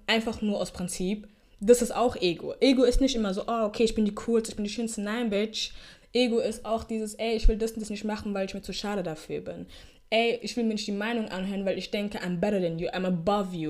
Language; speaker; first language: German; early bilingual, heritage; German